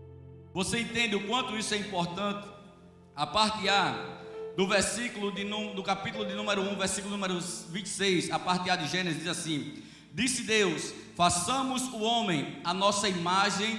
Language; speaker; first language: Portuguese; native; Portuguese